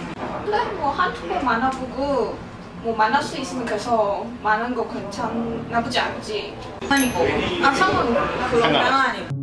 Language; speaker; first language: Korean; non-native, fluent; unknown